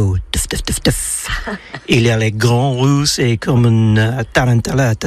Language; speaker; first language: French; non-native, learner; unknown